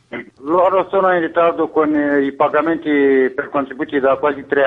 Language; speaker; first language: Italian; non-native, fluent; Romanian